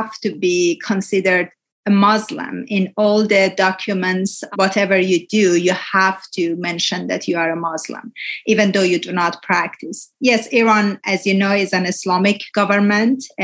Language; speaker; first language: English; non-native, fluent; Persian